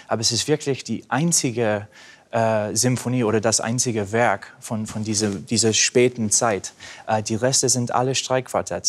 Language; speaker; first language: German; non-native, fluent; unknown